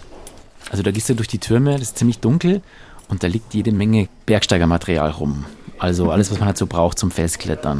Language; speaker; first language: German; native; German